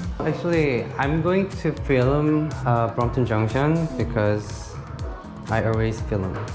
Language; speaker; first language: English; non-native, learner; Korean